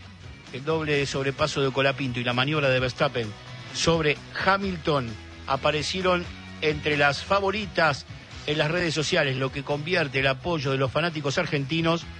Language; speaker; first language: Spanish; native; Spanish